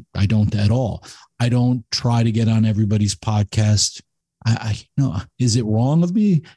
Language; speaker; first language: English; native; English